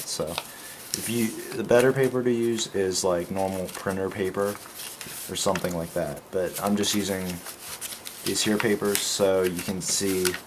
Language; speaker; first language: English; native; English